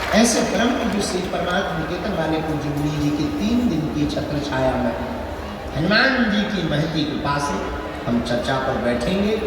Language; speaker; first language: Hindi; native; Hindi